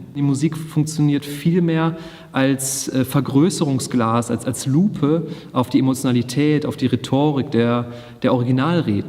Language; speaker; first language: German; native; German